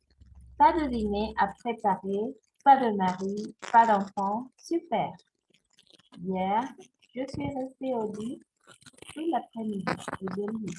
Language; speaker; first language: French; non-native, fluent; Spanish